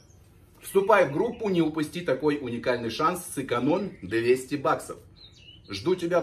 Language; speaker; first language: Russian; native; Russian